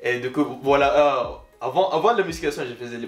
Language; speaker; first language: French; non-native, learner; Filipino